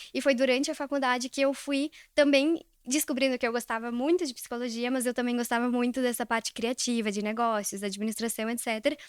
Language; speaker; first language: Portuguese; early bilingual, other home language; Spanish